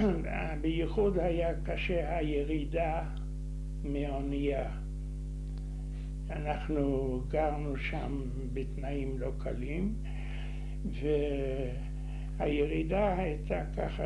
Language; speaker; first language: Hebrew; non-native, fluent; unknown